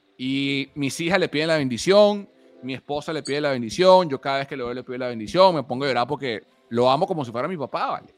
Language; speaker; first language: Spanish; native; Spanish